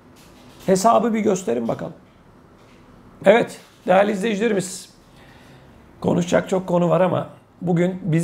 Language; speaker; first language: Turkish; native; Turkish